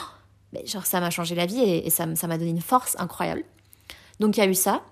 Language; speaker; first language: French; native; French